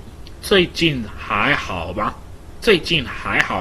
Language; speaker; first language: Chinese; non-native, learner; English